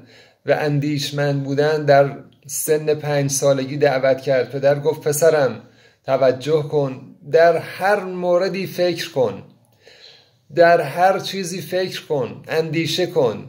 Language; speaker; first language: Persian; native; Persian